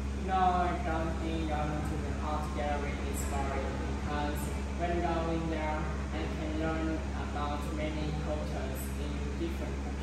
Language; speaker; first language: English; non-native, learner; Vietnamese